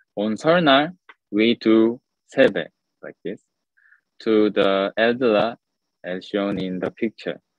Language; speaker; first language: English; non-native, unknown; Korean